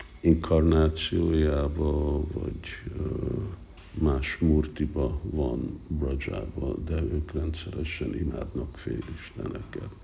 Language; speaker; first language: Hungarian; early bilingual, heritage; Hungarian